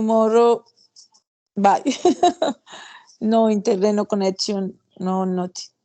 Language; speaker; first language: English; non-native, learner; Spanish